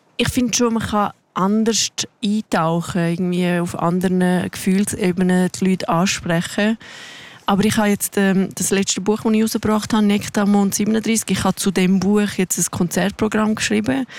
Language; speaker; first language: German; non-native, local second language; Romansh